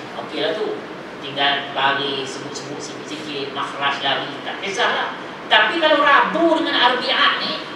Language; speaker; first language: Malay; native; Malay